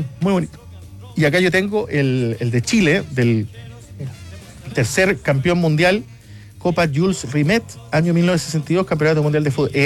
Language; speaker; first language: Spanish; native; Spanish